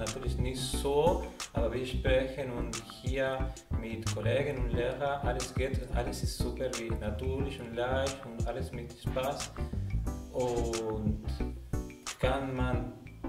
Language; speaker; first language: German; non-native, learner; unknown